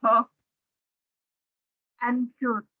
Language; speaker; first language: English; non-native, learner; Indonesian